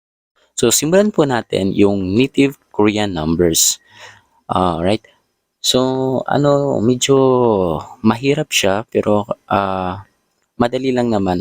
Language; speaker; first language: Filipino; native; Filipino